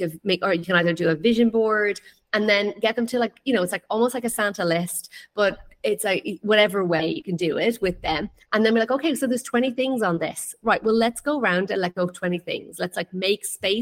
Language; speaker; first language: English; native; English